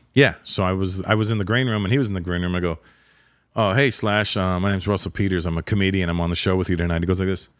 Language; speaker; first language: English; native; English